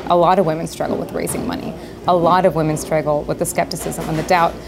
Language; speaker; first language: English; native; English